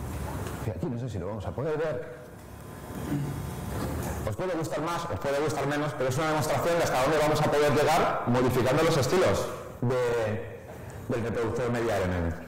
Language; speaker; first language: Spanish; native; Spanish